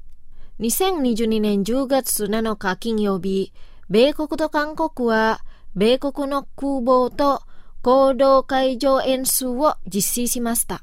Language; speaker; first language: Japanese; non-native, fluent; Indonesian